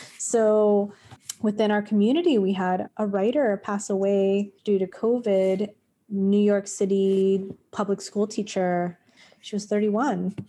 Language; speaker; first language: English; native; English